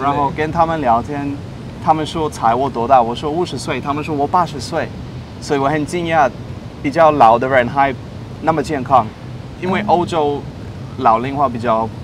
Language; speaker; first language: Chinese; non-native, fluent; English